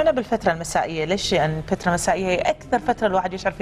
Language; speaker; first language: Arabic; native; Arabic